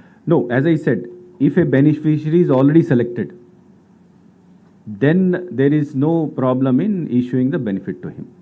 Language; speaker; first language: English; non-native, local second language; Telugu